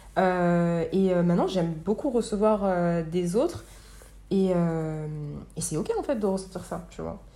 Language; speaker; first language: French; native; French